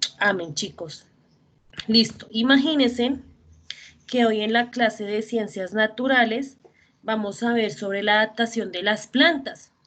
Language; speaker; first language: Spanish; native; Spanish